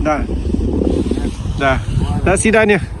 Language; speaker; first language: Russian; non-native, learner; Lao